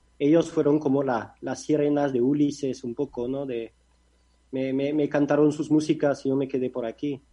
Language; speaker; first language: Spanish; non-native, fluent; French